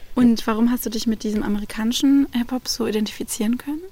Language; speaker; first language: German; native; German